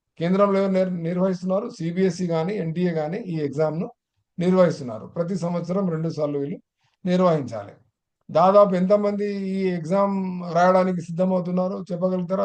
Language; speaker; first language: Telugu; non-native, local second language; Urdu